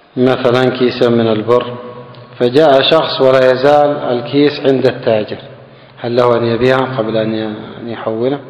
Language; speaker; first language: Arabic; native; Arabic